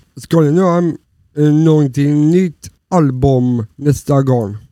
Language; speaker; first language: Swedish; non-native, learner; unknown